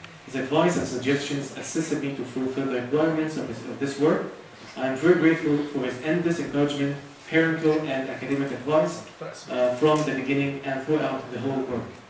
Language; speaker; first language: English; non-native, fluent; Arabic